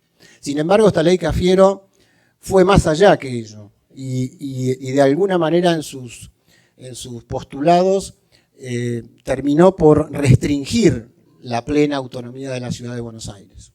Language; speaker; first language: Spanish; native; Spanish